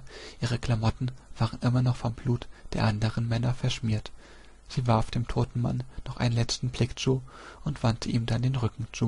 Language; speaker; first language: German; native; German